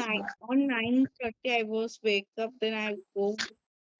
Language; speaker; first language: English; non-native, learner; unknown